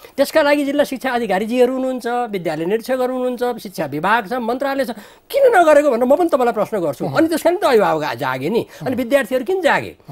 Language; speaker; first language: Nepali; native; Nepali